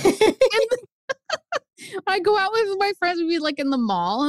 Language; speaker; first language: English; early bilingual, other home language; Spanish